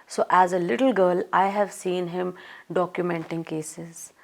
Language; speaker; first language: English; non-native, local second language; Punjabi